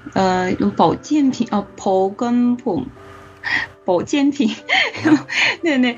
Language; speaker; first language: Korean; non-native, learner; Chinese